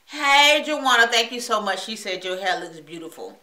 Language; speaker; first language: English; native; English